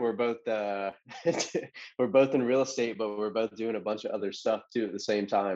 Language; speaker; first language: English; native; English